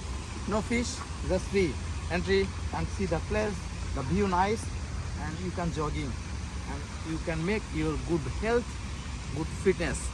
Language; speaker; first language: English; non-native, learner; Bangla